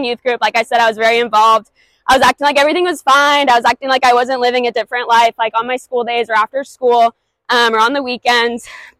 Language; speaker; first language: English; native; English